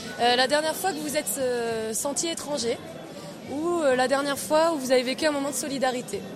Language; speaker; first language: French; native; French